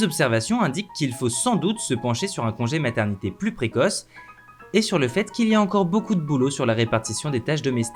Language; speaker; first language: French; native; French